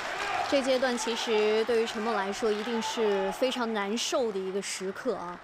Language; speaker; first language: Chinese; native; Chinese